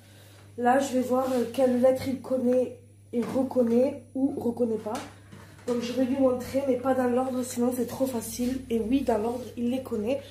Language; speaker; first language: French; native; French